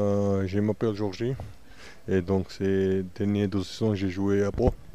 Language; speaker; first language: French; non-native, learner; Georgian